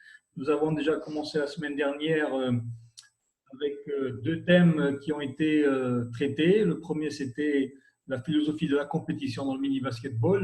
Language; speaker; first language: French; non-native, local second language; Arabic